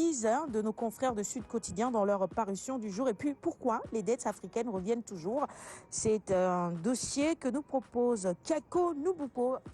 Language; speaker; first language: French; non-native, local second language; Wolof